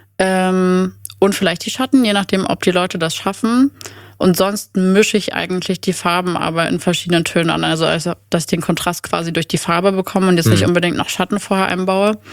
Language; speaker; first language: German; native; German